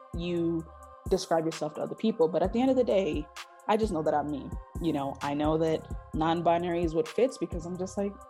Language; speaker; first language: English; early bilingual, other home language; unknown